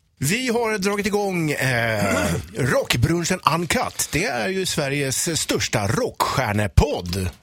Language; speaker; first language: Swedish; native; Swedish